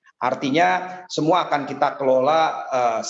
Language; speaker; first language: Indonesian; native; Indonesian